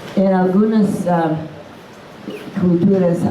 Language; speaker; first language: Spanish; non-native, fluent; English